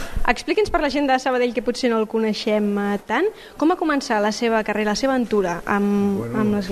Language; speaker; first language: Catalan; native; Catalan